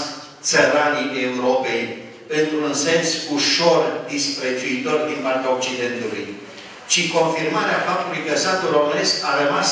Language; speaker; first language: Romanian; native; Romanian